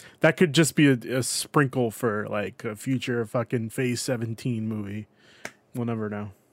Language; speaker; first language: English; native; English